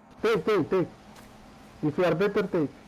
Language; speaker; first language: English; non-native, learner; Romanian